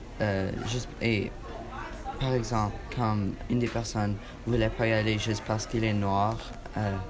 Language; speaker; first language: French; non-native, learner; English